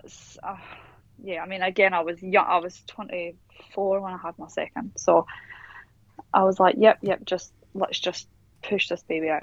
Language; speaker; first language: English; native; English